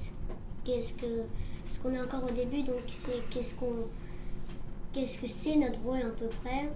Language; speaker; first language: French; early bilingual, heritage; French